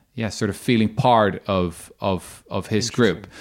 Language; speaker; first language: English; non-native, fluent; Dutch